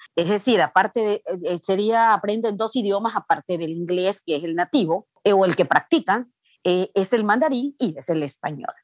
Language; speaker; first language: Spanish; native; Spanish